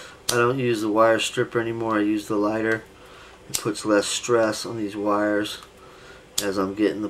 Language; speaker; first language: English; native; English